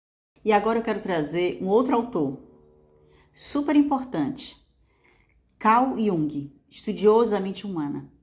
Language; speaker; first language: Portuguese; native; Portuguese